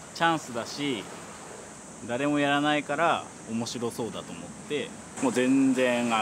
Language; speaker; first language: Japanese; native; Japanese